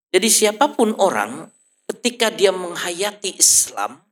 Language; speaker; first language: Indonesian; non-native, fluent; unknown